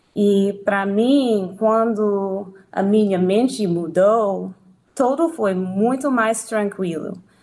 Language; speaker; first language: Portuguese; non-native, learner; English